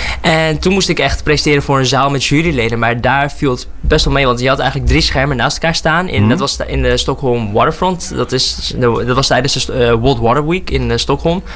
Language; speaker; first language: Dutch; early bilingual, other home language; Burmese